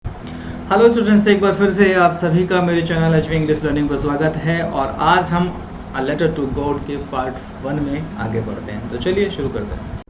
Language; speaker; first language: Hindi; native; Hindi